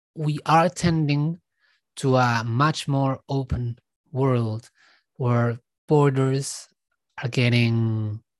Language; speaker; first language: English; non-native, fluent; Spanish